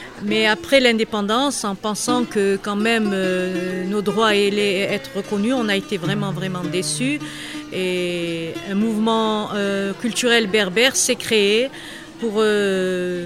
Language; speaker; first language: French; non-native, local second language; Kabyle